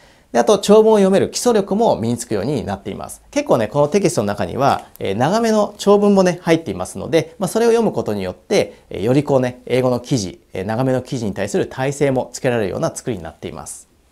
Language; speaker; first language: Japanese; native; Japanese